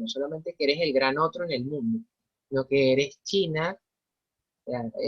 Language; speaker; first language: Spanish; native; Spanish